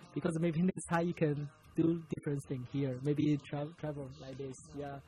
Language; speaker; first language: English; non-native, learner; Chinese